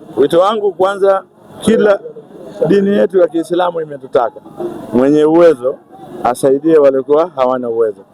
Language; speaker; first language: Swahili; native; Swahili